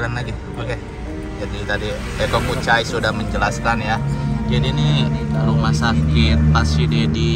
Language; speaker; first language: Indonesian; native; Indonesian